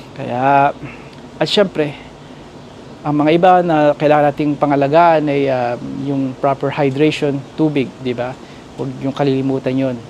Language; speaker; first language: Filipino; native; Filipino